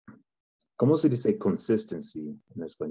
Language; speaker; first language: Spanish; non-native, learner; English